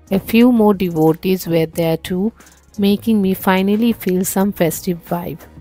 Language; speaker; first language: English; non-native, local second language; Bangla